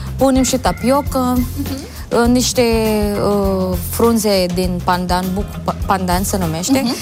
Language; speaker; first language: Romanian; non-native, learner; Filipino